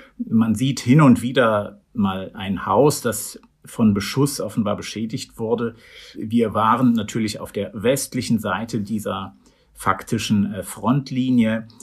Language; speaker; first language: German; native; German